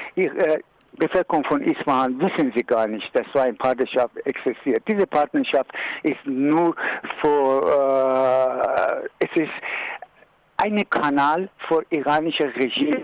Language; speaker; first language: German; non-native, learner; Persian